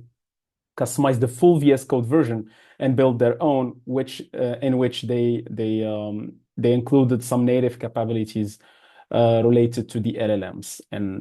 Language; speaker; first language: English; non-native, fluent; Arabic